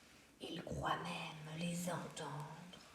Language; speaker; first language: French; native; French